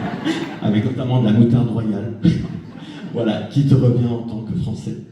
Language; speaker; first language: French; native; French